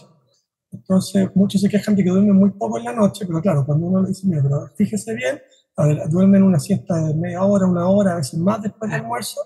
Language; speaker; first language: Spanish; native; Spanish